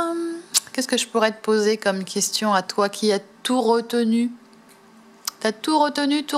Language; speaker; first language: French; native; French